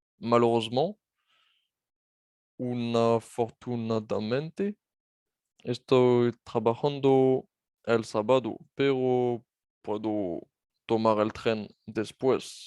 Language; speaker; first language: Spanish; non-native, fluent; French